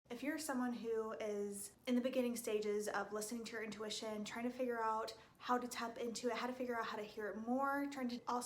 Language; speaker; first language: English; native; English